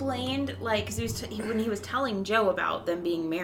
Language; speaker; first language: English; native; English